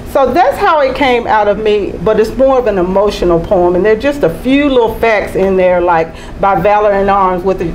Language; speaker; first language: English; native; English